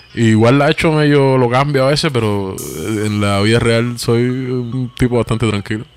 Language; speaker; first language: Spanish; native; Spanish